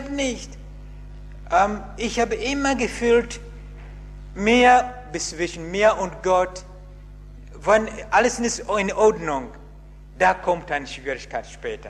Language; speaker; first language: German; non-native, learner; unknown